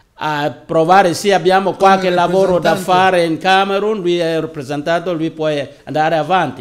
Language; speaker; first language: Italian; non-native, learner; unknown